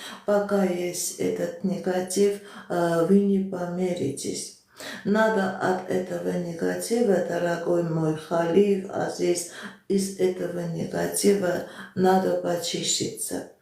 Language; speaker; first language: Russian; non-native, fluent; Armenian